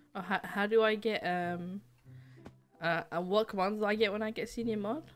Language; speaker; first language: English; native; English